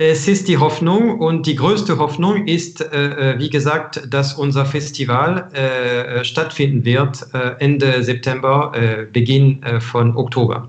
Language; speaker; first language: German; non-native, fluent; French